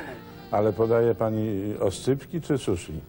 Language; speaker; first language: Polish; native; Polish